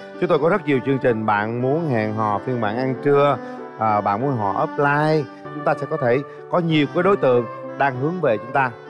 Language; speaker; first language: Vietnamese; native; Vietnamese